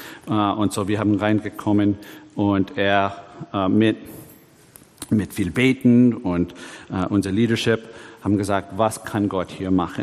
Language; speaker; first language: German; early bilingual, heritage; German